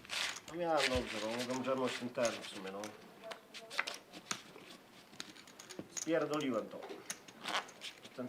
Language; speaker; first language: Polish; native; Polish